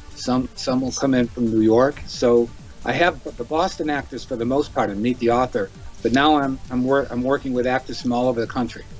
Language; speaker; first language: English; native; English